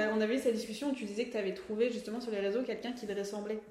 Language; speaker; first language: French; native; French